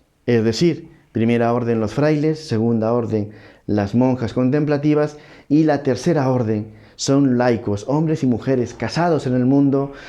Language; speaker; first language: Spanish; native; Spanish